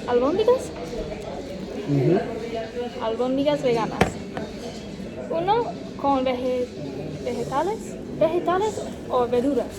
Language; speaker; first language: Spanish; non-native, learner; English